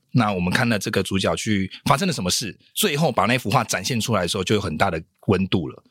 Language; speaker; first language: Chinese; native; Chinese